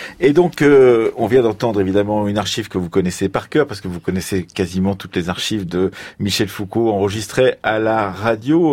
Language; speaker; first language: French; native; French